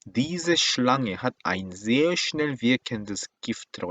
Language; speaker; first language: German; non-native, fluent; Korean